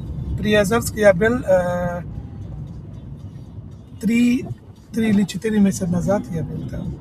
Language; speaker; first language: Russian; non-native, learner; Hindi